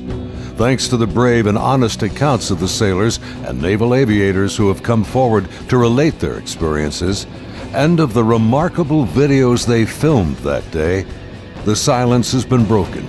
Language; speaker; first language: English; native; English